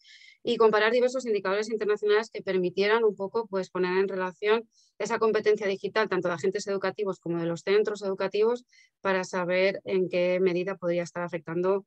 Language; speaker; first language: Spanish; native; Spanish